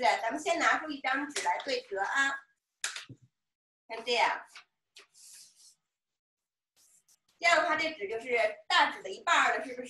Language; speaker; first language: Chinese; native; Chinese